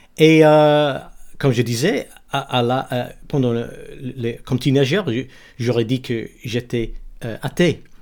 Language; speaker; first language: French; non-native, learner; English